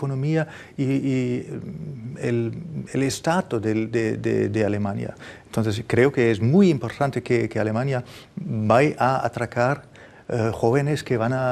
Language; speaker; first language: Spanish; non-native, fluent; German